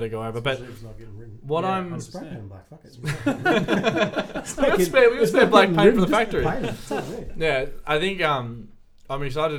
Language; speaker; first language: English; native; English